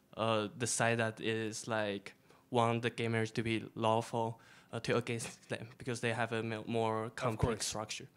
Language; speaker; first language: English; non-native, fluent; Chinese